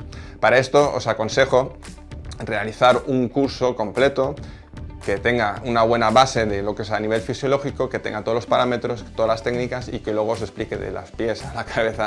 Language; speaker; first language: Spanish; native; Spanish